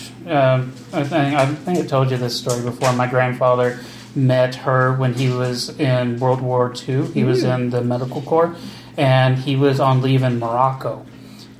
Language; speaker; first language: English; native; English